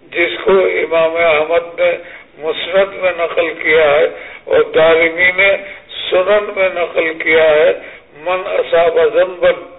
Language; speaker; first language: Urdu; native; Urdu